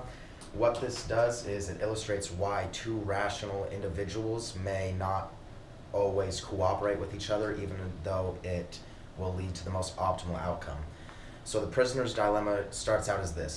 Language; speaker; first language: English; native; English